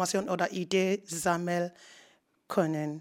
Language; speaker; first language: German; non-native, learner; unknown